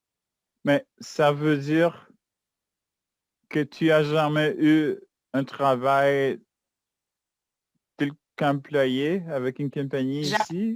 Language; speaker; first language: French; non-native, fluent; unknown